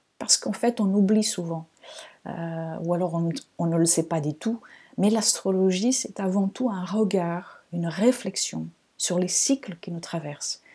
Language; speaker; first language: French; non-native, fluent; Portuguese